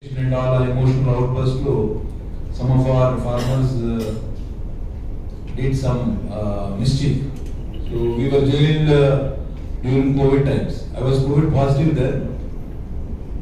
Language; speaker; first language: English; non-native, local second language; Telugu